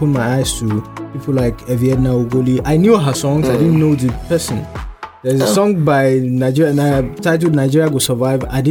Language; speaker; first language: English; non-native, local second language; Yoruba